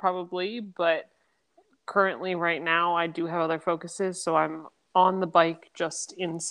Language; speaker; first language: English; native; English